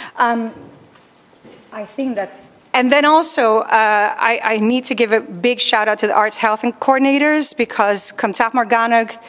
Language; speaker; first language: English; non-native, fluent; Spanish